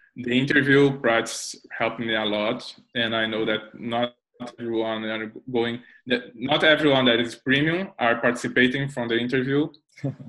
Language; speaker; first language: English; non-native, learner; Portuguese